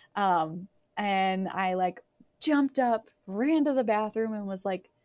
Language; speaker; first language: English; native; English